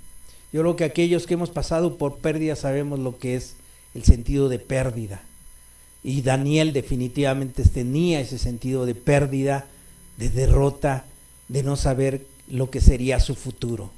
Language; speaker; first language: Spanish; native; Spanish